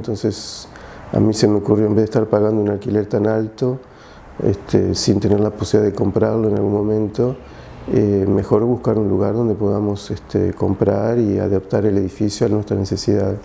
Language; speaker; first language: Spanish; native; Spanish